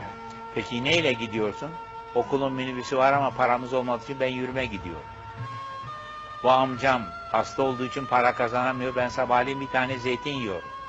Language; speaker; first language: Turkish; native; Turkish